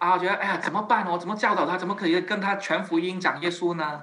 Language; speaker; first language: Chinese; native; Chinese